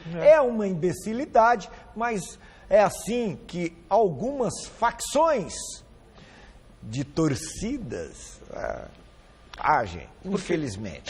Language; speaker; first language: Portuguese; native; Portuguese